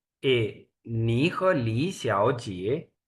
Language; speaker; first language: Chinese; non-native, fluent; Urdu